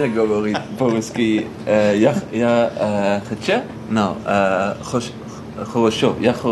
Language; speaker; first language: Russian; non-native, learner; Dutch